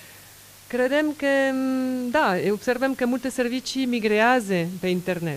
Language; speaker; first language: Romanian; non-native, learner; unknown